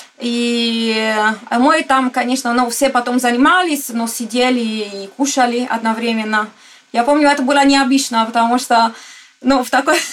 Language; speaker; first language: Russian; non-native, fluent; Italian